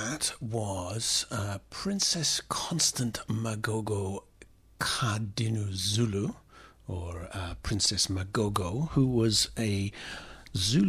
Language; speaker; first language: English; native; English